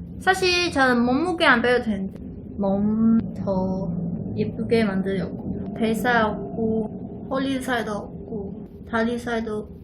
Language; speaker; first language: Korean; non-native, learner; Chinese